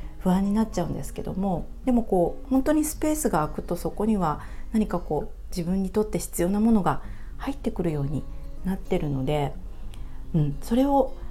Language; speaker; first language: Japanese; native; Japanese